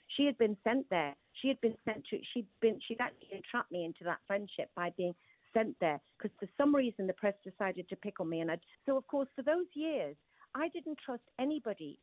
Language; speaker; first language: English; native; English